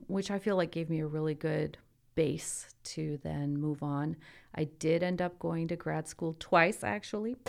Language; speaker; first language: English; early bilingual, other home language; Italian